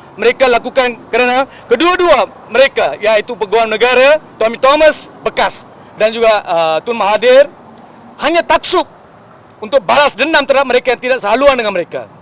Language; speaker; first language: Malay; non-native, local second language; Tamil